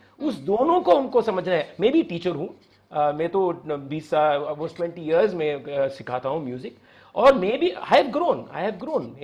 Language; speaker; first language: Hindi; non-native, local second language; Tamil